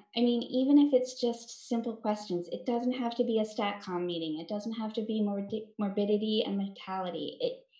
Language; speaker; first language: English; native; English